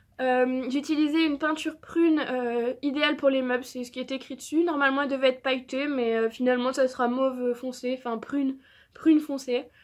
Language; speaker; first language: French; native; French